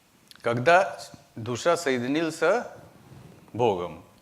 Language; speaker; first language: Russian; non-native, learner; Hindi